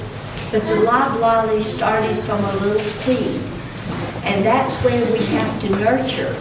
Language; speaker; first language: English; native; English